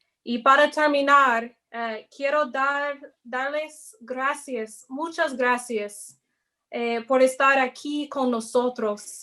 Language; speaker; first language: Spanish; non-native, fluent; English